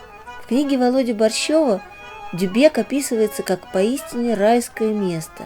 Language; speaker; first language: Russian; native; Russian